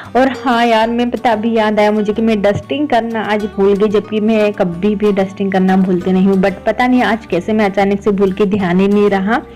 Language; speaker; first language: Hindi; native; Hindi